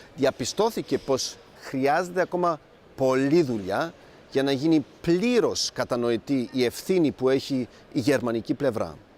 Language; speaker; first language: Greek; early bilingual, heritage; Greek